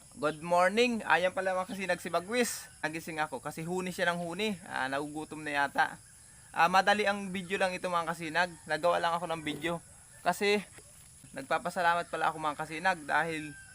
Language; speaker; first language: Filipino; native; Filipino